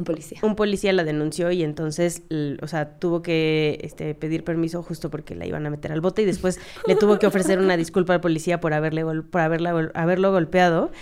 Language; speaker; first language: Spanish; native; Spanish